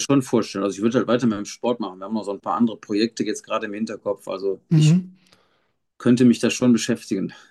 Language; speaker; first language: German; native; German